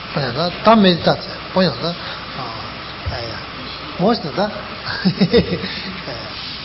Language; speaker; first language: Russian; non-native, learner; Tibetan